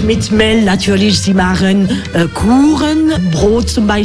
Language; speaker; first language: German; non-native, fluent; French